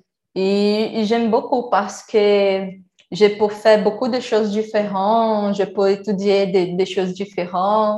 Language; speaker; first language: French; non-native, learner; Portuguese